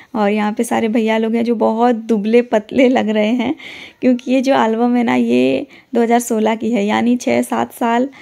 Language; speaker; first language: Hindi; non-native, local second language; Odia